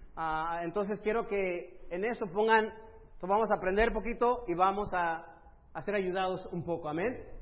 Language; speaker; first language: Spanish; early bilingual, other home language; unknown